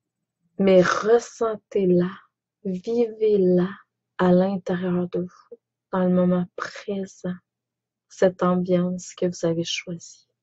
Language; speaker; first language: French; native; French